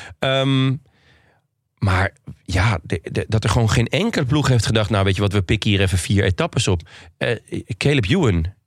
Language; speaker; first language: Dutch; native; Dutch